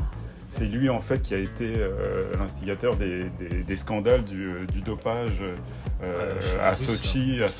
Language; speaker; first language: French; native; French